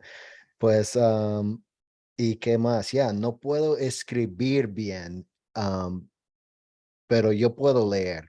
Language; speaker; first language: Spanish; non-native, learner; English